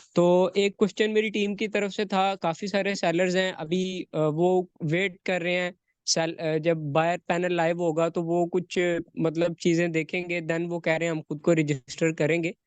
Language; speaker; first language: Urdu; non-native, local second language; Saraiki